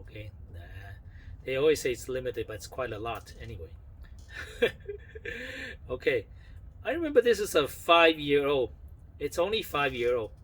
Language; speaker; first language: English; non-native, fluent; Chinese